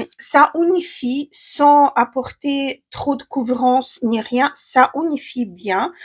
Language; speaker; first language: French; non-native, fluent; Ukrainian